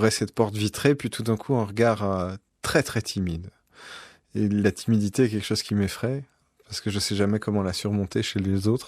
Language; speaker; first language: French; native; French